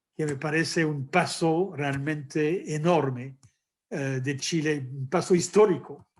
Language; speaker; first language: Spanish; non-native, fluent; French